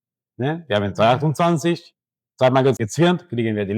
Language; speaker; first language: German; non-native, fluent; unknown